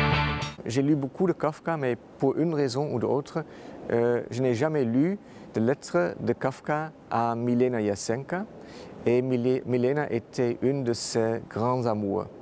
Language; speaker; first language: French; non-native, fluent; Dutch